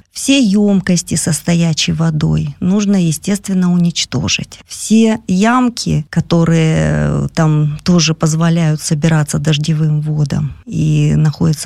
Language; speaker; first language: Russian; native; Russian